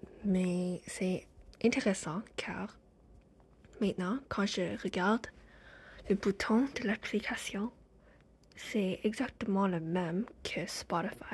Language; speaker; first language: French; non-native, fluent; English